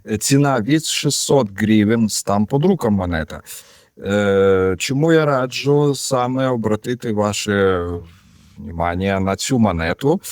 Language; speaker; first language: Ukrainian; non-native, local second language; Russian